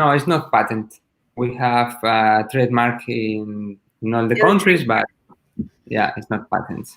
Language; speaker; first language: English; non-native, learner; Spanish